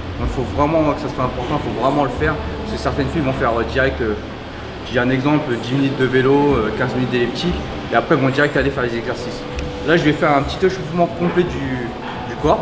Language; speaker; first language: French; native; French